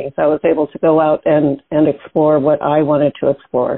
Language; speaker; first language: English; native; English